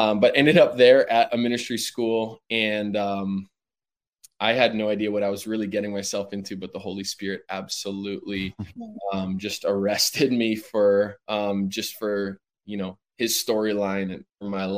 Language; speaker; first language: English; native; English